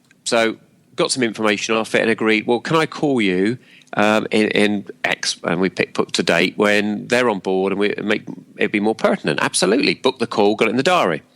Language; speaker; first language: English; native; English